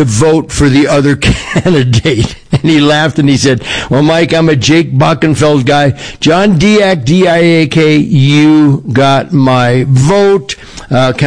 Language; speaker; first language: English; native; English